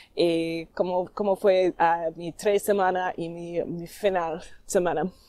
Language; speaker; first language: Spanish; non-native, learner; English